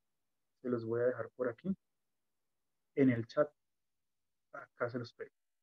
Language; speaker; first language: Spanish; native; Spanish